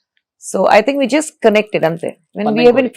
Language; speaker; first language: Telugu; non-native, fluent; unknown